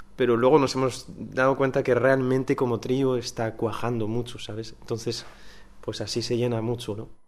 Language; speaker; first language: Spanish; non-native, fluent; French